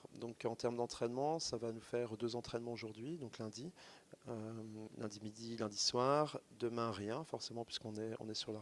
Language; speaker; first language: French; native; French